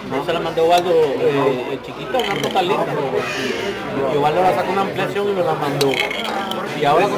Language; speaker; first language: Spanish; native; Spanish